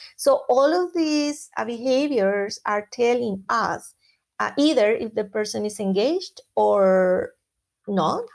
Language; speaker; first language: English; non-native, fluent; Spanish